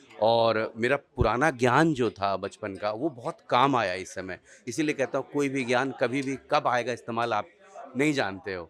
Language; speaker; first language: Hindi; native; Hindi